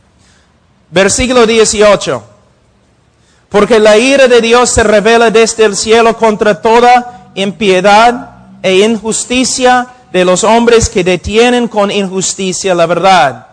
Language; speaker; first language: Spanish; non-native, fluent; English